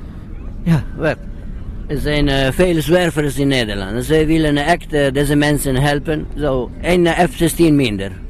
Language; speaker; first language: Dutch; non-native, learner; Italian